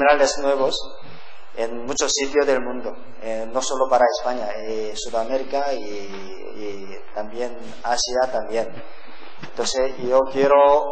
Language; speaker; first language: Spanish; non-native, learner; Korean